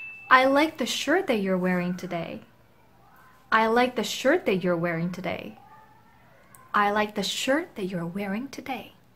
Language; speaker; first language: English; non-native, fluent; Korean